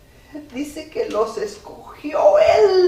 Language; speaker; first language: Spanish; native; Spanish